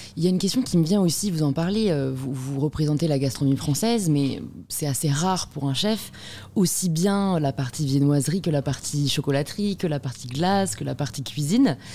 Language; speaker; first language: French; native; French